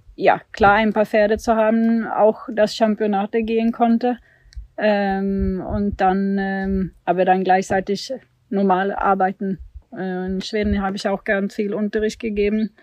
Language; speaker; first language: German; non-native, fluent; Swedish